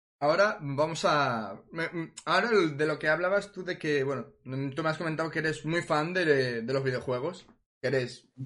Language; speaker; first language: Spanish; native; Spanish